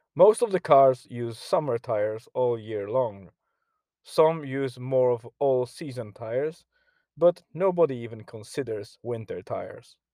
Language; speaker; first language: English; non-native, fluent; Polish